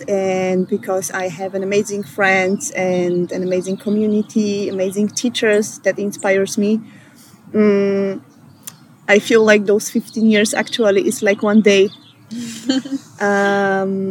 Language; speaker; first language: English; non-native, fluent; Polish